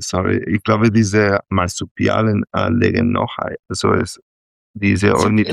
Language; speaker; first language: German; non-native, fluent; Catalan